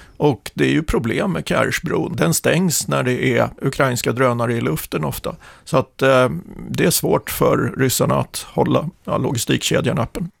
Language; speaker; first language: Swedish; native; Swedish